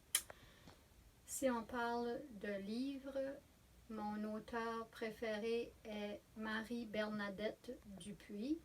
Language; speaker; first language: French; native; French